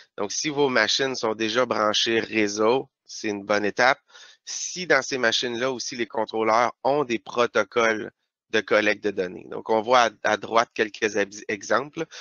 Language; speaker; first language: French; native; French